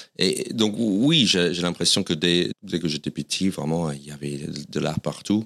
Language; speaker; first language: French; non-native, fluent; English